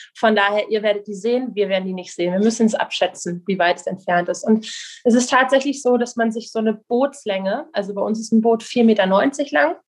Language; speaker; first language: German; native; German